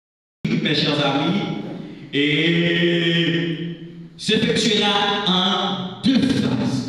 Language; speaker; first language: French; non-native, local second language; Haitian Creole